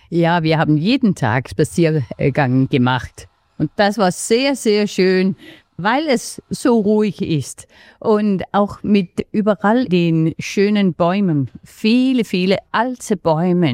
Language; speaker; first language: German; non-native, fluent; Danish